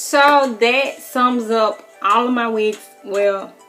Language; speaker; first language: English; native; English